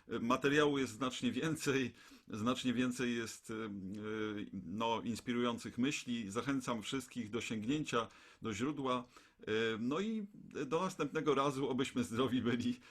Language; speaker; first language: Polish; native; Polish